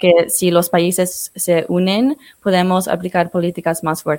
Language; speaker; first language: Spanish; non-native, fluent; English